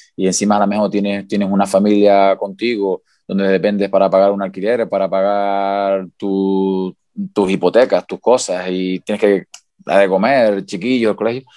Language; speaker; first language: Spanish; native; Spanish